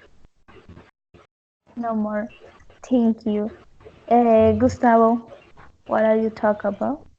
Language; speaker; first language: English; non-native, learner; Spanish